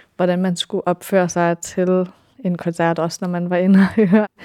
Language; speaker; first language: Danish; early bilingual, other home language; English